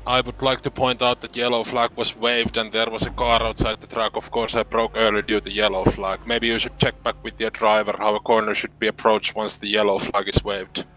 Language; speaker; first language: English; non-native, fluent; Finnish